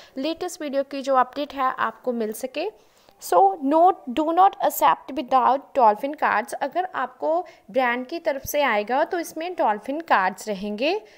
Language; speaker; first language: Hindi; non-native, local second language; Punjabi